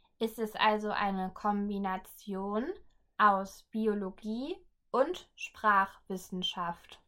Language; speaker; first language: German; native; German